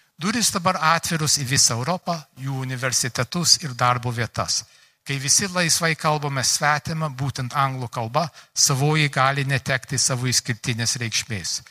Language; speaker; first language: Lithuanian; early bilingual, heritage; Lithuanian